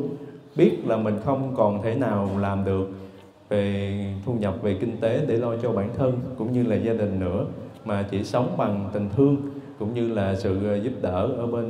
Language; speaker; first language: Vietnamese; native; Vietnamese